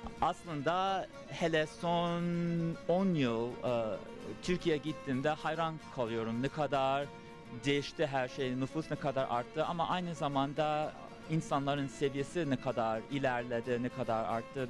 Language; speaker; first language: Turkish; early bilingual, heritage; English